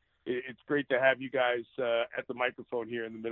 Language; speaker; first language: English; native; English